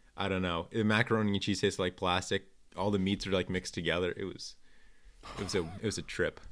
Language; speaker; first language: English; native; English